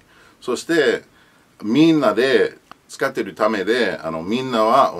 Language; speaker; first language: Japanese; non-native, learner; English